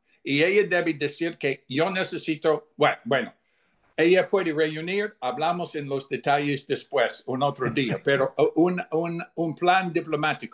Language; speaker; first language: Spanish; non-native, fluent; English